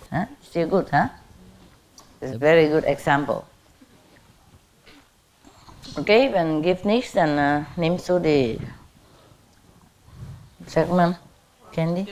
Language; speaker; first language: German; non-native, learner; Vietnamese